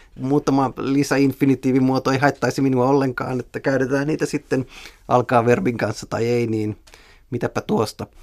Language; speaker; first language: Finnish; native; Finnish